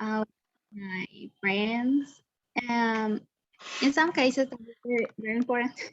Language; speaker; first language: English; non-native, learner; Spanish